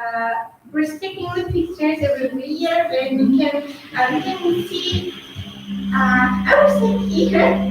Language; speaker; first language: English; non-native, learner; Uzbek